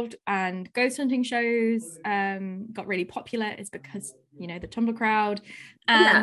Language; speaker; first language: English; native; English